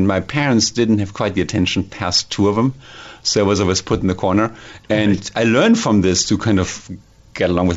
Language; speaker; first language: English; non-native, fluent; German